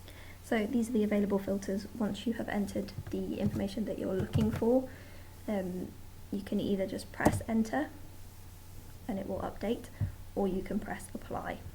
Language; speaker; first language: English; native; English